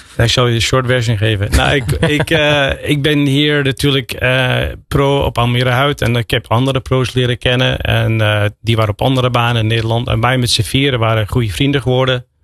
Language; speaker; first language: Dutch; non-native, fluent; English